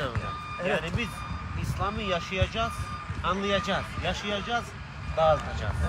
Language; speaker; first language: Turkish; non-native, fluent; Arabic